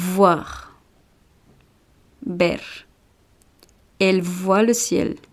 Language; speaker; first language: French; non-native, fluent; Spanish